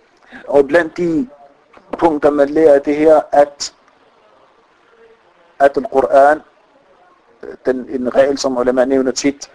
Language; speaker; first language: Danish; non-native, fluent; Arabic